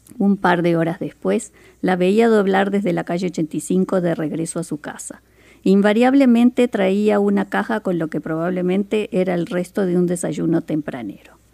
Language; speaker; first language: Spanish; native; Spanish